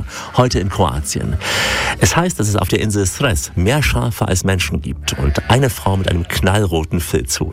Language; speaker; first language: German; native; German